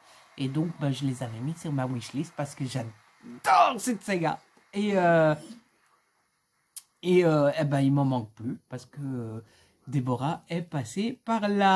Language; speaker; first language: French; native; French